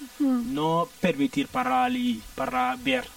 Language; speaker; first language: Spanish; non-native, learner; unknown